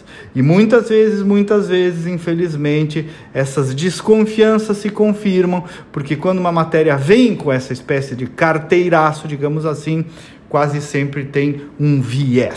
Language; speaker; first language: Portuguese; native; Portuguese